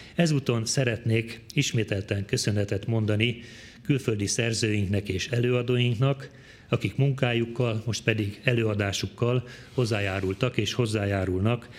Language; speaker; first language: Hungarian; native; Hungarian